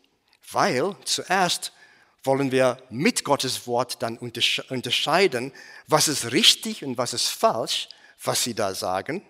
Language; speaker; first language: German; non-native, fluent; English